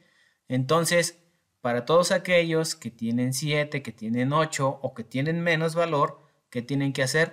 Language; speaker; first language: Spanish; native; Spanish